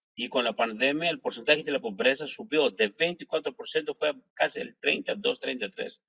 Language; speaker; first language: Spanish; non-native, fluent; Greek